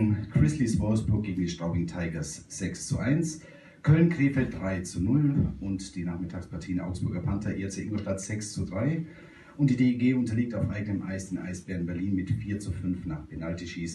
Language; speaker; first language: German; native; German